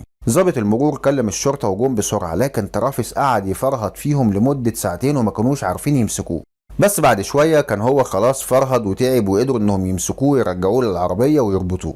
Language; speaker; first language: Arabic; native; Arabic